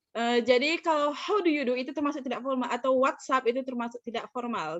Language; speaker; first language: Indonesian; native; Indonesian